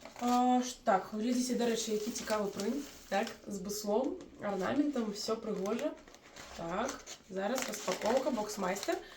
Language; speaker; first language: Belarusian; non-native, local second language; Russian